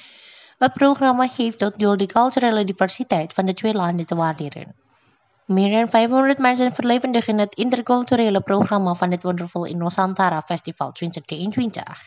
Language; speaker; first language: Dutch; non-native, fluent; Indonesian